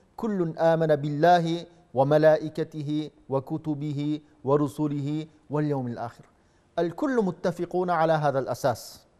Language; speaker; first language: Arabic; non-native, fluent; Uyghur